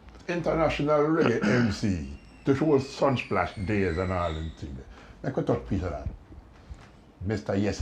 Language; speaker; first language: English; native; English